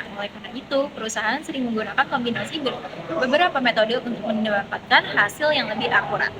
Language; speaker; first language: Indonesian; native; Indonesian